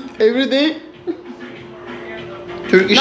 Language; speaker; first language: English; non-native, learner; Turkish